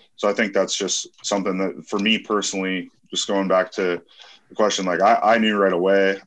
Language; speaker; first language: English; native; English